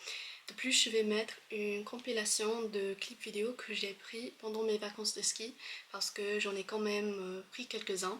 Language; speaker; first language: French; non-native, fluent; English